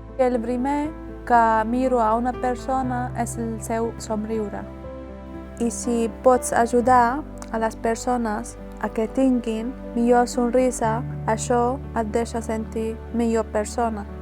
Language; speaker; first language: Catalan; non-native, learner; Arabic